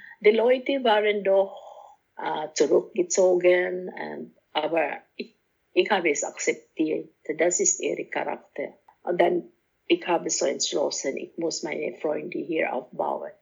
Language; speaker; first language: German; non-native, fluent; Cebuano